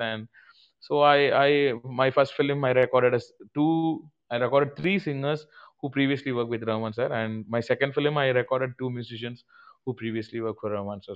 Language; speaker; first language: English; non-native, local second language; Tamil